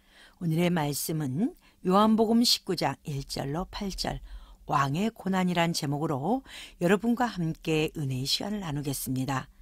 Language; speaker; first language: Korean; native; Korean